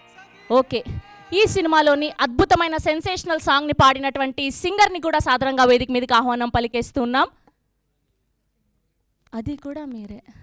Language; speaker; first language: Telugu; native; Telugu